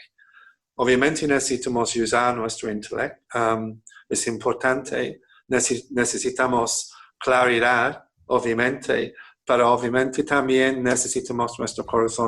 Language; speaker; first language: Spanish; non-native, fluent; English